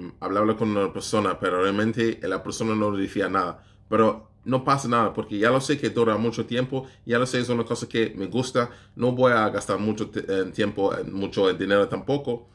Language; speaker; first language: Spanish; non-native, learner; English